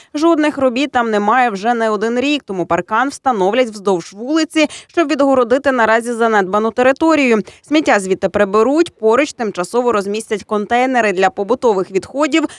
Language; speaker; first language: Ukrainian; native; Ukrainian